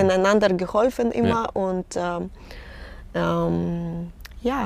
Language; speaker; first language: German; non-native, fluent; Russian